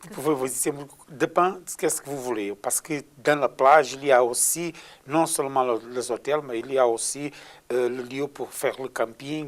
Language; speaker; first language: French; non-native, learner; Portuguese